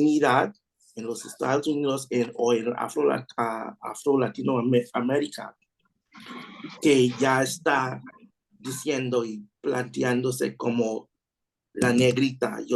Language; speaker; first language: Spanish; non-native, learner; English